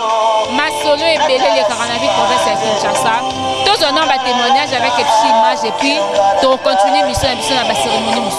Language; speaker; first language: French; non-native, local second language; Lingala